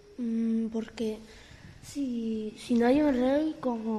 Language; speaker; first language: Catalan; non-native, local second language; Spanish